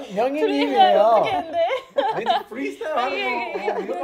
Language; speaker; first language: Korean; non-native, learner; English